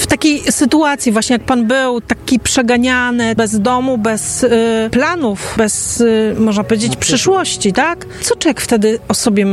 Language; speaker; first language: Polish; native; Polish